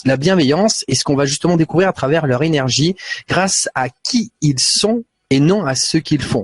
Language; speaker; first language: French; native; French